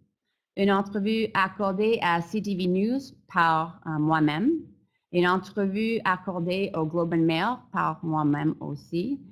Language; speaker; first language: French; non-native, fluent; English